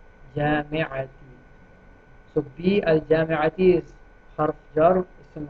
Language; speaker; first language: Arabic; non-native, fluent; English